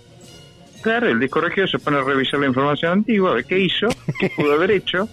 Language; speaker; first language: Spanish; native; Spanish